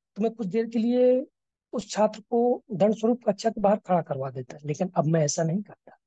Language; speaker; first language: Hindi; native; Hindi